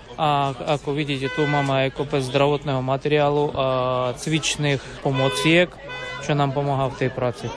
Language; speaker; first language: Slovak; non-native, fluent; Ukrainian